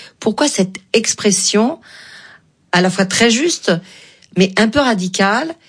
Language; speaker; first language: French; native; French